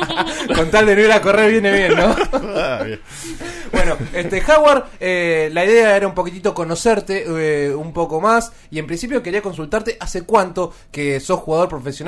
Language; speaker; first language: Spanish; native; Spanish